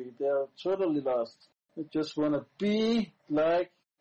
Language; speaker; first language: English; non-native, fluent; Danish